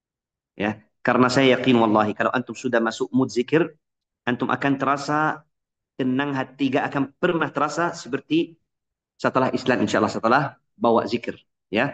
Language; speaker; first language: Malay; non-native, fluent; Arabic